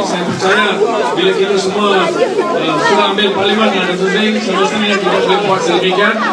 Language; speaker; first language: Malay; non-native, local second language; Tamil